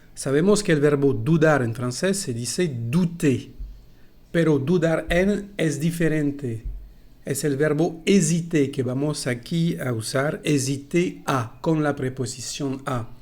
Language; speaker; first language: Spanish; non-native, fluent; French